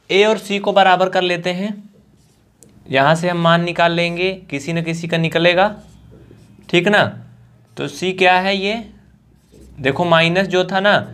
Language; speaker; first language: Hindi; native; Hindi